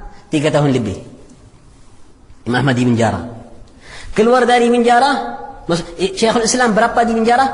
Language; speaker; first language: Indonesian; non-native, fluent; Arabic